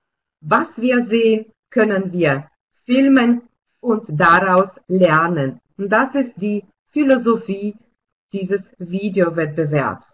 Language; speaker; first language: German; non-native, fluent; Russian